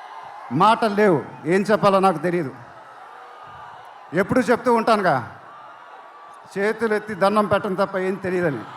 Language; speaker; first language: Telugu; native; Telugu